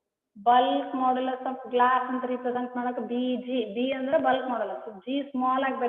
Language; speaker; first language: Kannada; native; Kannada